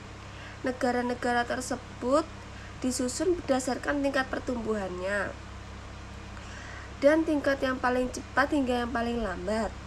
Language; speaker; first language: Indonesian; native; Indonesian